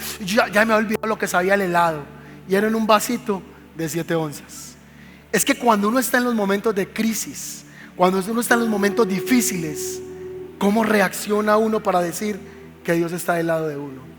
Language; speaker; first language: Spanish; native; Spanish